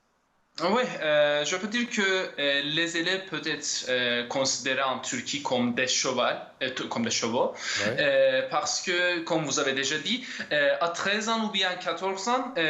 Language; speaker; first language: French; non-native, fluent; Turkish